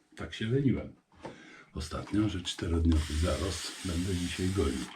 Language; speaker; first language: Polish; native; Polish